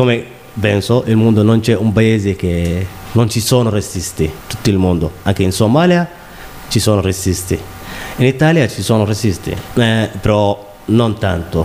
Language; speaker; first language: Italian; non-native, learner; Somali